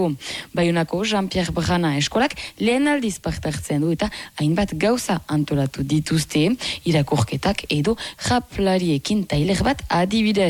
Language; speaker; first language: Basque; native; Basque